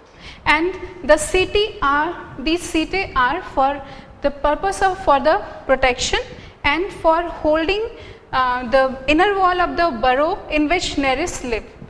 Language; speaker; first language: English; non-native, local second language; Hindi